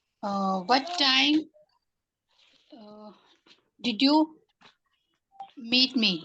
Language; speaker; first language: English; non-native, learner; Hindi